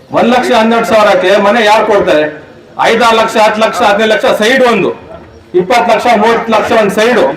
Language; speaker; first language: Kannada; native; Kannada